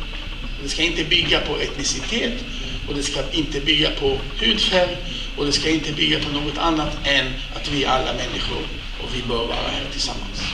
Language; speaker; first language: Swedish; non-native, fluent; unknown